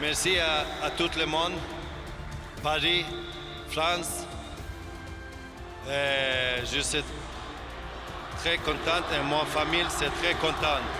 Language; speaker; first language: French; non-native, learner; Swedish